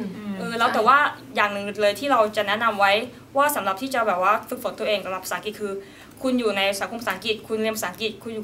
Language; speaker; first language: Thai; native; Thai